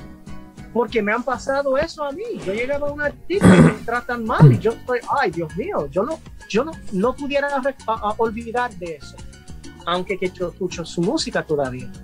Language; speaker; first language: Spanish; early bilingual, heritage; English